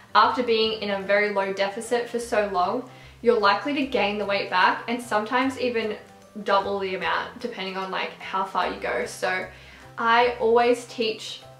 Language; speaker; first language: English; native; English